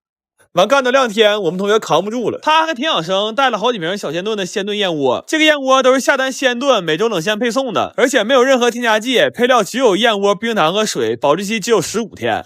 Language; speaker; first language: Chinese; native; Chinese